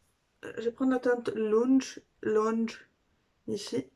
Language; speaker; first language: French; native; French